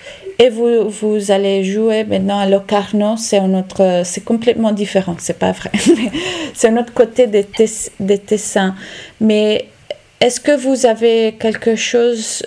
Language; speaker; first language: French; non-native, local second language; Italian